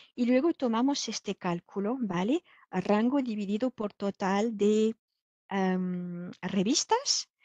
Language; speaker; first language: Spanish; non-native, fluent; French